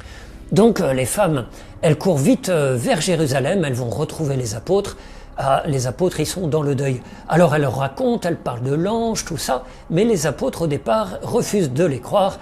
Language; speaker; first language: French; native; French